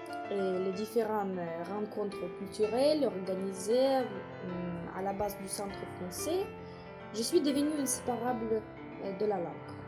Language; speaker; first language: French; non-native, fluent; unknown